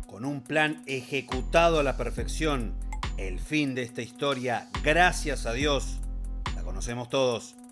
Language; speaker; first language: Spanish; native; Spanish